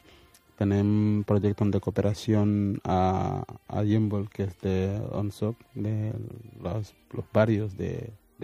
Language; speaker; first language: Catalan; non-native, fluent; Wolof